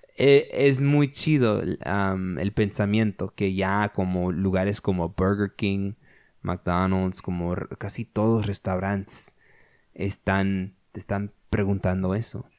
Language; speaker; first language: Spanish; early bilingual, heritage; Spanish